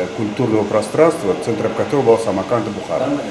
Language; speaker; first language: Russian; non-native, local second language; Tajik